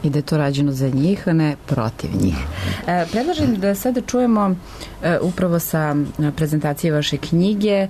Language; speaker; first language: Serbian; native; Serbian